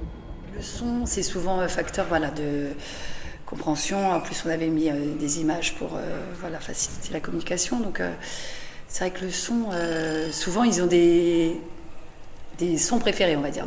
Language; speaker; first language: French; native; French